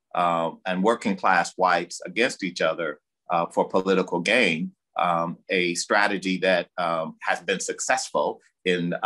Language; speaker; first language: English; native; English